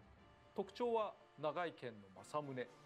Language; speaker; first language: Japanese; native; Japanese